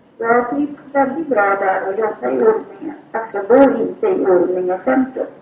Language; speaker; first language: Swedish; non-native, fluent; Thai